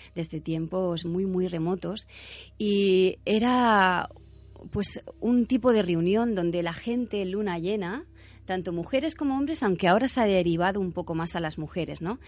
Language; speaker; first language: Spanish; native; Spanish